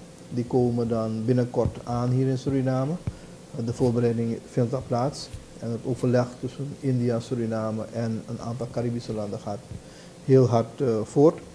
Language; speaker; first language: Dutch; native; Dutch